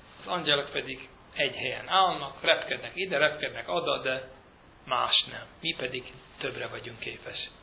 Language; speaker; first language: Hungarian; early bilingual, heritage; Hungarian